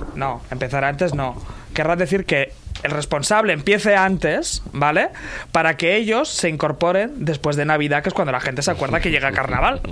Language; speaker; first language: Spanish; native; Spanish